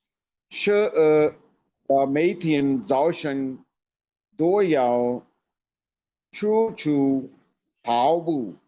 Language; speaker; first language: Chinese; non-native, learner; Urdu